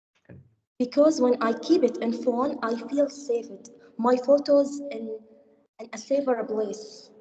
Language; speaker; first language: English; non-native, learner; Arabic